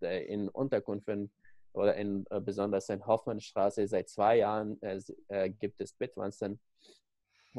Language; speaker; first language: German; non-native, learner; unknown